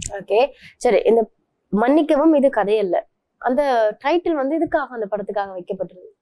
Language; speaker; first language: Tamil; native; Tamil